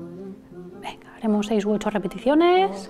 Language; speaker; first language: Spanish; native; Spanish